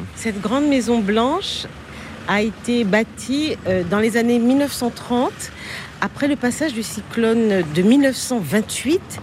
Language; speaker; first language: French; native; French